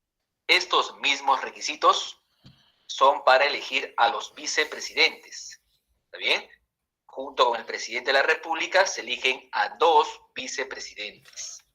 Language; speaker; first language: Spanish; native; Spanish